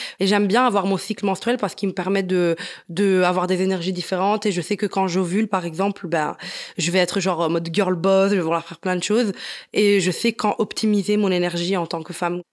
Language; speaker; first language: French; non-native, fluent; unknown